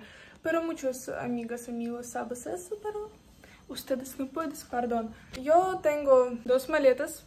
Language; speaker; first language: Spanish; non-native, learner; Russian